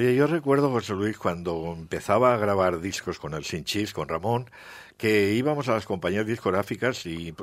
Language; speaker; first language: Spanish; native; Spanish